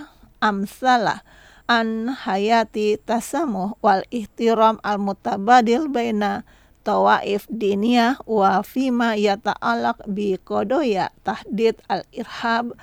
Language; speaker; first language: Arabic; non-native, fluent; Indonesian